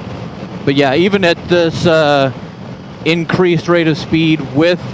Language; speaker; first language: English; native; English